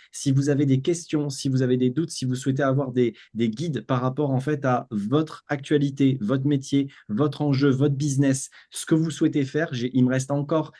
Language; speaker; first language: French; native; French